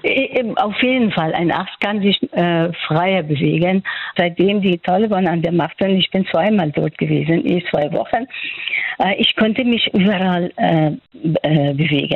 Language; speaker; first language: German; non-native, fluent; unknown